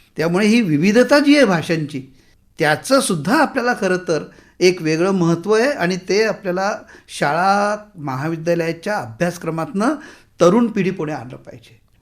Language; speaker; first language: Marathi; native; Marathi